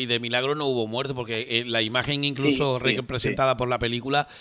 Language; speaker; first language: Spanish; native; Spanish